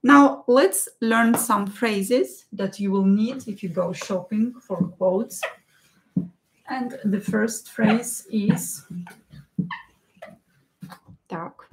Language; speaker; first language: English; non-native, fluent; Russian